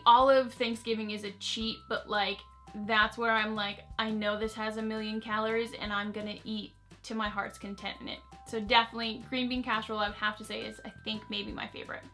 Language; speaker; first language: English; native; English